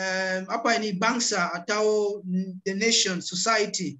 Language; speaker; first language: Indonesian; non-native, learner; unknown